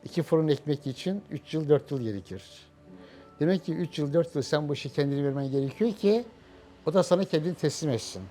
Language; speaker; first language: Turkish; native; Turkish